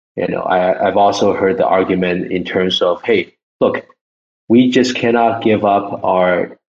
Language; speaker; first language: English; early bilingual, other home language; Chinese